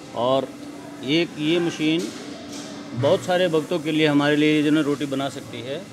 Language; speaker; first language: Hindi; native; Hindi